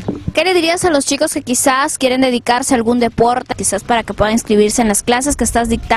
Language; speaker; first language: Spanish; native; Spanish